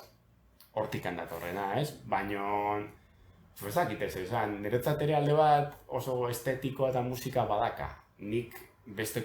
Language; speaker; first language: Basque; native; Basque